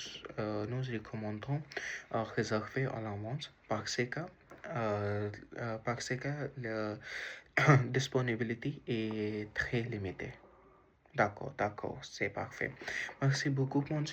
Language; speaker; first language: French; non-native, learner; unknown